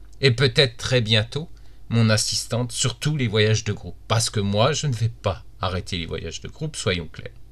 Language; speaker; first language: French; native; French